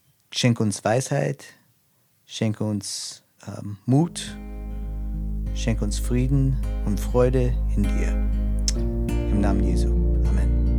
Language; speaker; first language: German; early bilingual, other home language; English